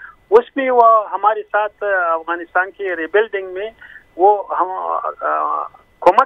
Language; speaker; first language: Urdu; non-native, fluent; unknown